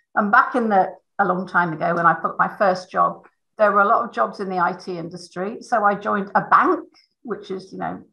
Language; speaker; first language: English; native; English